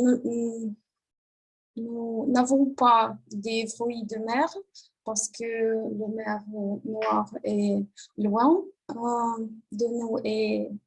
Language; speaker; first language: French; non-native, learner; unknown